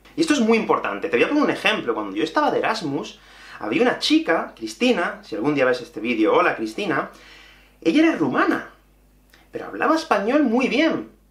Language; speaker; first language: Spanish; native; Spanish